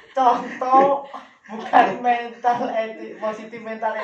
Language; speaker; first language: Indonesian; native; Indonesian